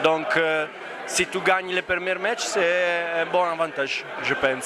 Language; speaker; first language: French; non-native, fluent; Italian